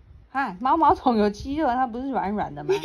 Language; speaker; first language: Chinese; native; Chinese